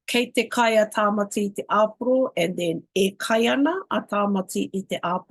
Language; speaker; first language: Māori; non-native, local second language; English